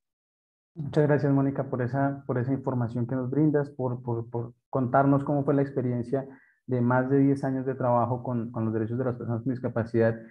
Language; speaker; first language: Spanish; native; Spanish